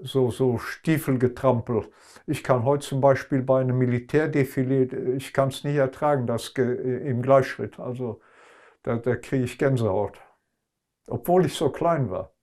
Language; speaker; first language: German; non-native, local second language; Luxembourgish